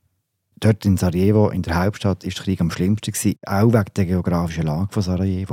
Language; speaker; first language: German; native; German